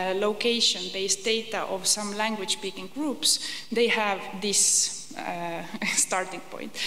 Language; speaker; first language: English; non-native, fluent; Estonian